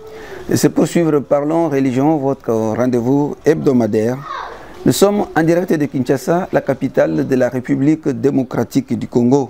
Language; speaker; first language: French; non-native, local second language; Luba-Lulua